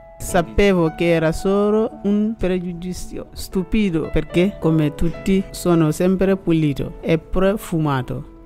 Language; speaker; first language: Italian; non-native, learner; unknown